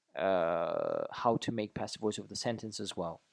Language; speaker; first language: English; non-native, fluent; Azerbaijani